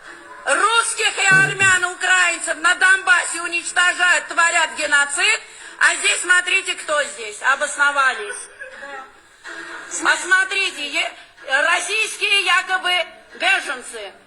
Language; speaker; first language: Russian; non-native, fluent; Armenian